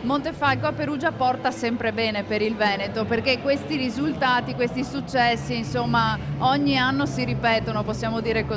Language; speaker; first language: Italian; native; Italian